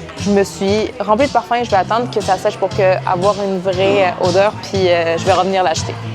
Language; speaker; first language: French; early bilingual, other home language; Arabic